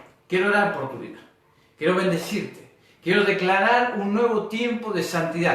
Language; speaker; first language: Spanish; native; Spanish